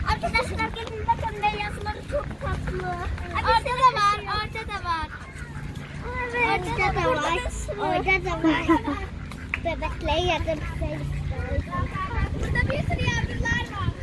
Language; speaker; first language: Turkish; early bilingual, heritage; Turkish